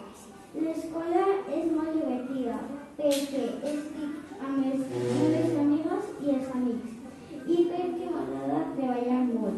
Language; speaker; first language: Catalan; non-native, local second language; Spanish